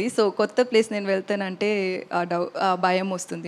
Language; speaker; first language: Telugu; non-native, learner; Tamil